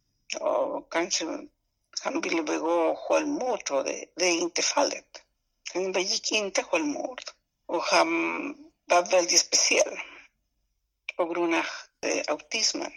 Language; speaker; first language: Swedish; non-native, fluent; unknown